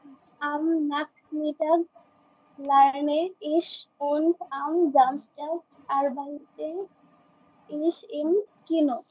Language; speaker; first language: German; non-native, learner; Bangla